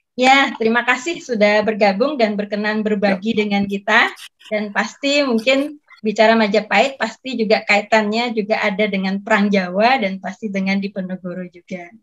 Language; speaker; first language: Indonesian; native; Indonesian